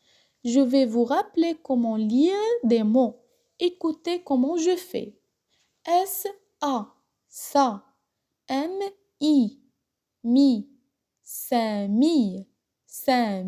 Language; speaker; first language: French; non-native, local second language; Arabic